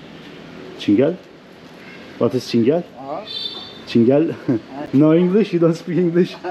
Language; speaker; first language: English; non-native, learner; Turkish